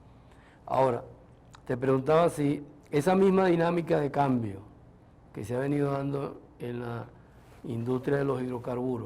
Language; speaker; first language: Spanish; native; Spanish